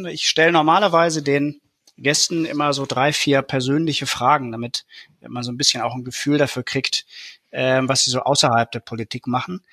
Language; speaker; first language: German; native; German